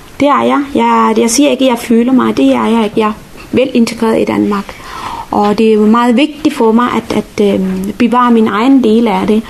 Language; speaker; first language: Danish; non-native, fluent; Tamil